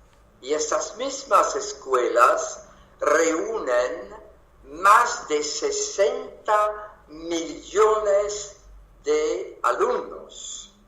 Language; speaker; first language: Spanish; non-native, fluent; French